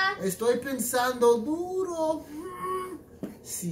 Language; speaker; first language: Spanish; non-native, learner; English